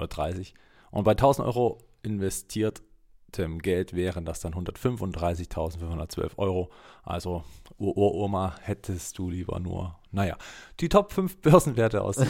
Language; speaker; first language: German; native; German